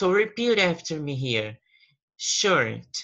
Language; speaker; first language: English; non-native, fluent; Portuguese